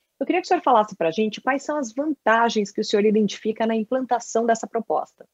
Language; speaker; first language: Portuguese; native; Portuguese